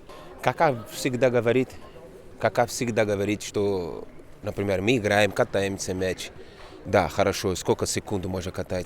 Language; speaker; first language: Russian; non-native, fluent; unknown